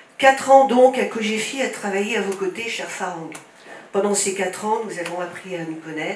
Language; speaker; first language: French; native; French